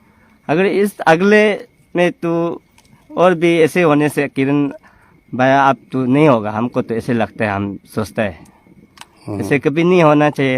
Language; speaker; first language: Hindi; non-native, local second language; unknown